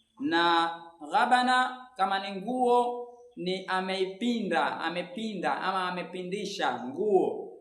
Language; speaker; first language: Swahili; native; Swahili